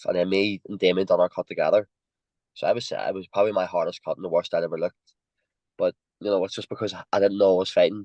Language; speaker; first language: English; native; English